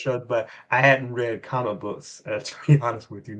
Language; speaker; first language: English; native; English